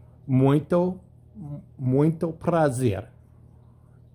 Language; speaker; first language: Portuguese; non-native, learner; English